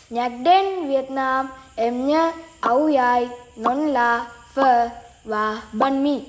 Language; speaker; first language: Vietnamese; non-native, learner; Sinhala